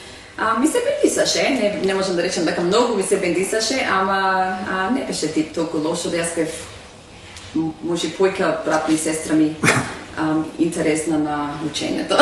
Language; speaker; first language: Macedonian; early bilingual, heritage; Macedonian